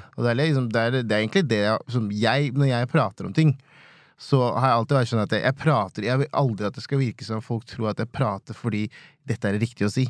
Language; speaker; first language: Norwegian; non-native, fluent; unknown